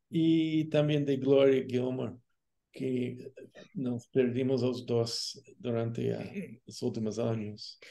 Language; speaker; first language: Portuguese; non-native, fluent; English